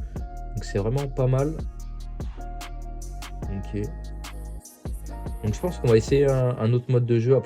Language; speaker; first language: French; native; French